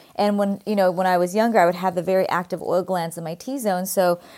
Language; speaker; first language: English; native; English